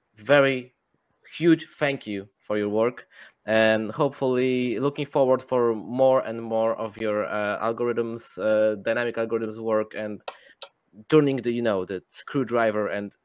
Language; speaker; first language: English; non-native, fluent; Polish